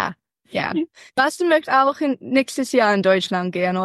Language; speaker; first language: German; early bilingual, heritage; English